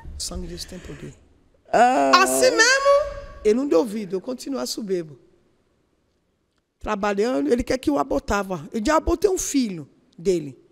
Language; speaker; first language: Portuguese; non-native, learner; Yoruba